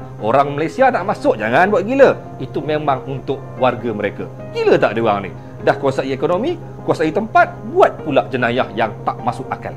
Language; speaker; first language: Malay; native; Malay